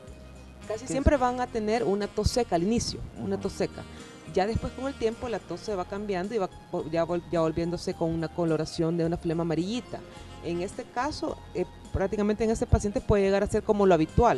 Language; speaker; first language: Spanish; native; Spanish